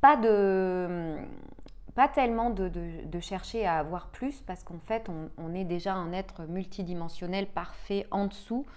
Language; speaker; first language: French; native; French